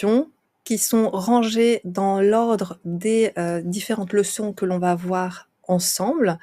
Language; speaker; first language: French; native; French